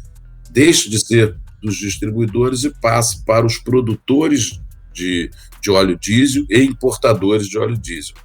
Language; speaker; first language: Portuguese; native; Portuguese